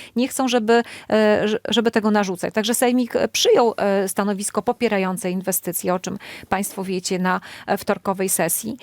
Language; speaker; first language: Polish; native; Polish